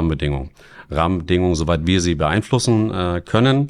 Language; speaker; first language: German; native; German